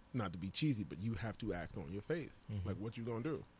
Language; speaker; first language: English; native; English